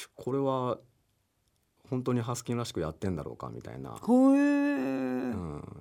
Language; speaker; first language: Japanese; native; Japanese